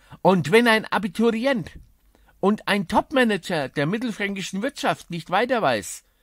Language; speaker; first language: German; native; German